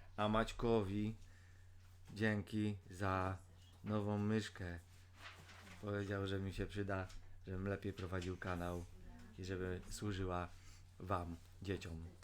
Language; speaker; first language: Polish; native; Polish